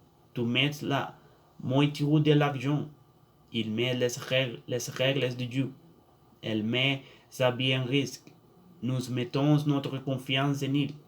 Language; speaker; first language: French; non-native, learner; Spanish